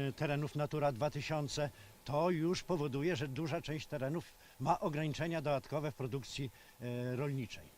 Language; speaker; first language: Polish; native; Polish